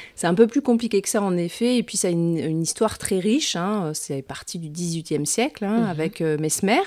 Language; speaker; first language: French; native; French